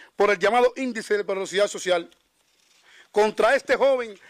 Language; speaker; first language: Spanish; native; Spanish